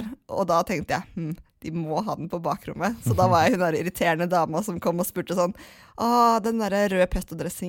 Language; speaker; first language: Norwegian; native; Norwegian